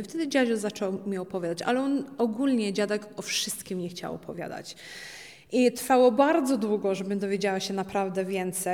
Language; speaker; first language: Polish; early bilingual, heritage; Polish